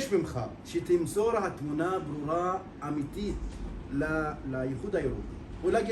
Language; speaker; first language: Hebrew; non-native, local second language; Arabic